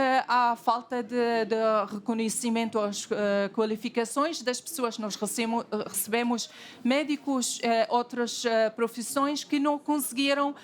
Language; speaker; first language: Portuguese; non-native, fluent; Arabic